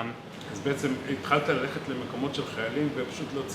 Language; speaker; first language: Hebrew; non-native, fluent; English